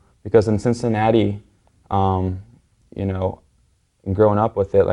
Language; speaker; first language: English; native; English